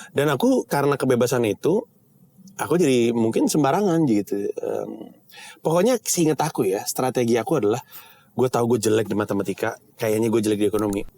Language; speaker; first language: Indonesian; native; Indonesian